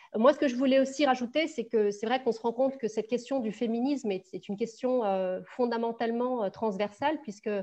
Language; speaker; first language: French; native; French